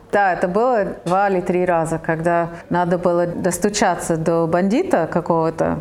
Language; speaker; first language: Russian; non-native, fluent; Italian